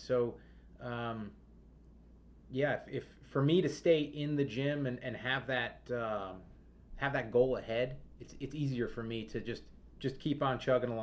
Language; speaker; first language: English; native; English